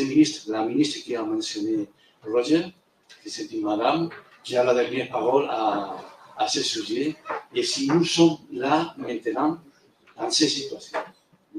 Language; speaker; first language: French; non-native, fluent; Spanish